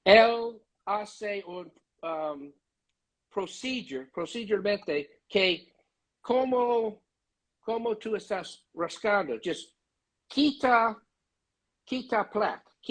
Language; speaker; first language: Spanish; non-native, learner; English